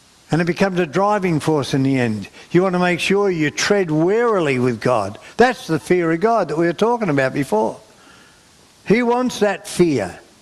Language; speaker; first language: English; native; English